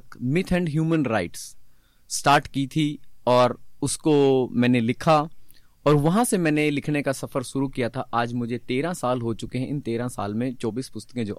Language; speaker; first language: Hindi; native; Hindi